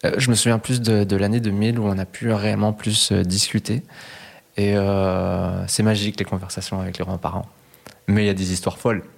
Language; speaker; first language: French; early bilingual, other home language; Spanish